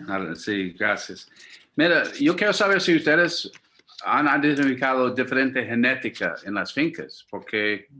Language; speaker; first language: Spanish; non-native, fluent; English